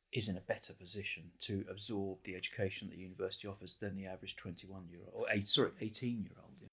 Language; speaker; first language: English; native; English